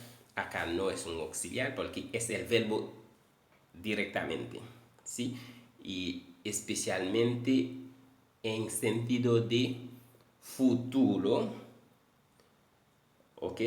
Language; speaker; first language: Spanish; non-native, fluent; Haitian Creole